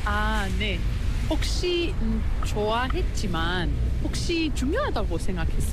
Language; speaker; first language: Korean; non-native, learner; English